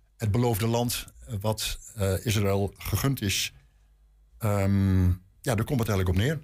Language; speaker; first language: Dutch; native; Dutch